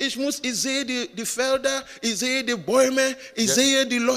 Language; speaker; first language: German; non-native, learner; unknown